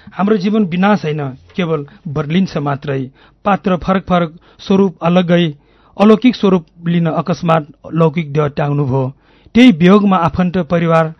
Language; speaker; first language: Nepali; non-native, local second language; Newari